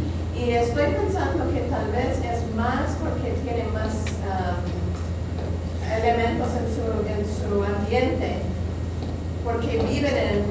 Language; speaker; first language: Spanish; non-native, learner; English